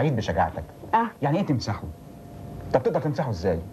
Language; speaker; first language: Arabic; native; Arabic